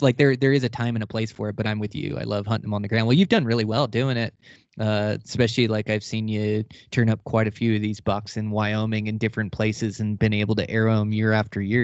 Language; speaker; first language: English; native; English